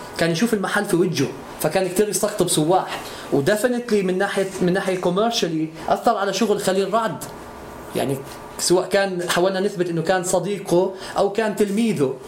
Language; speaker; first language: Arabic; native; Arabic